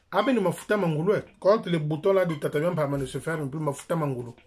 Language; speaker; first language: French; non-native, local second language; Lingala